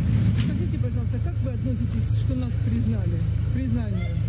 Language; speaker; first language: Russian; non-native, learner; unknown